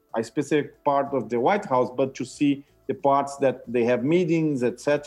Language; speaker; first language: English; non-native, fluent; Portuguese